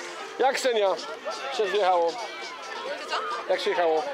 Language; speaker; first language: Polish; native; Polish